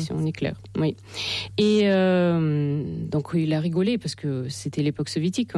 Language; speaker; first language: French; non-native, fluent; Russian